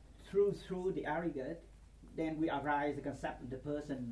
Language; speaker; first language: English; non-native, fluent; Vietnamese